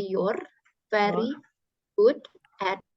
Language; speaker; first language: English; non-native, fluent; Indonesian